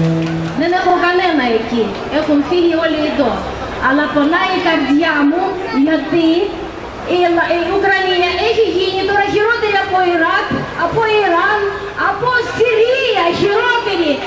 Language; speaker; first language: Greek; non-native, fluent; Russian